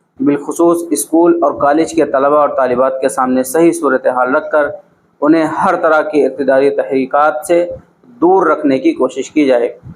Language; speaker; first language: Urdu; native; Urdu